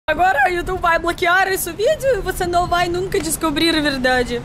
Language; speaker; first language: Portuguese; non-native, fluent; Russian